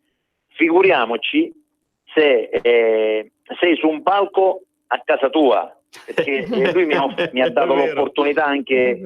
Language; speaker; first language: Italian; native; Italian